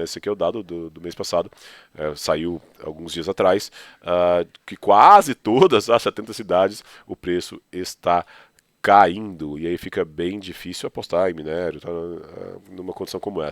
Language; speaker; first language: Portuguese; native; Portuguese